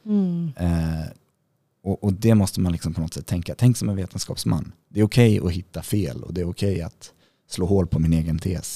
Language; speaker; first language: Swedish; native; Swedish